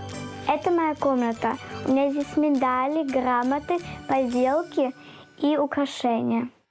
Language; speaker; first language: Russian; early bilingual, heritage; Russian